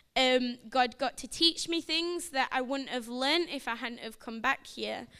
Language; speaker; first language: English; native; English